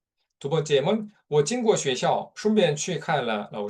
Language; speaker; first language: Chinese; non-native, fluent; Korean